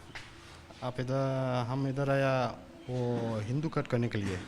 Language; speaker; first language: Hindi; non-native, learner; Bangla